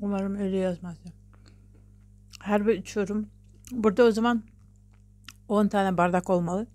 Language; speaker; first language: Turkish; non-native, learner; Russian